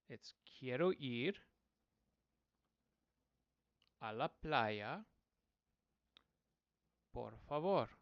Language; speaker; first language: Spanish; non-native, fluent; English